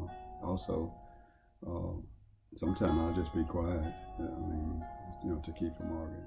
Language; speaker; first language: English; native; English